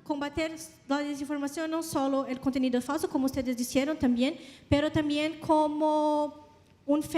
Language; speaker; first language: Spanish; non-native, learner; Portuguese